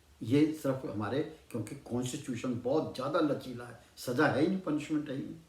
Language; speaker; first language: Hindi; non-native, local second language; Punjabi